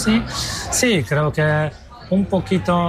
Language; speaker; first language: Spanish; non-native, fluent; Polish